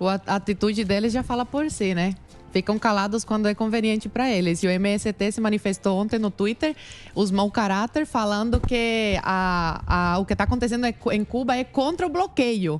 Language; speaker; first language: Portuguese; non-native, fluent; Spanish